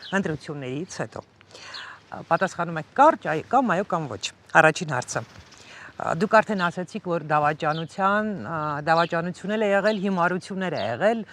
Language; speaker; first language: Armenian; native; Armenian